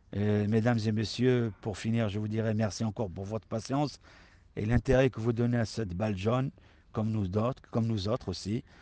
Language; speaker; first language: French; non-native, local second language; Arabic